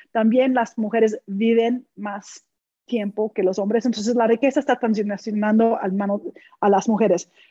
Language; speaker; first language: Spanish; non-native, fluent; English